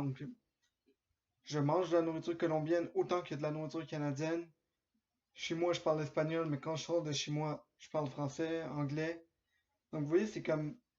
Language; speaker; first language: French; early bilingual, other home language; Spanish